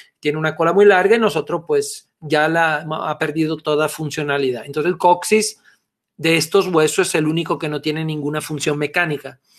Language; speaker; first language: Spanish; non-native, fluent; Italian